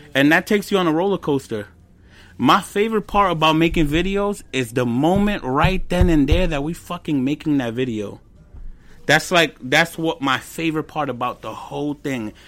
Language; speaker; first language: English; early bilingual, other home language; Spanish